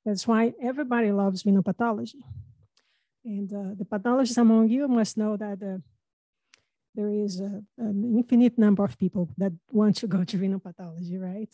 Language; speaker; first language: English; non-native, fluent; Portuguese